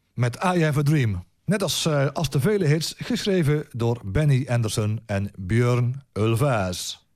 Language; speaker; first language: Dutch; native; Dutch